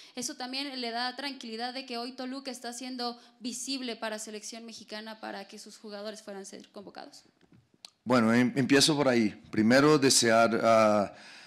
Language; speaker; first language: Spanish; non-native, fluent; Portuguese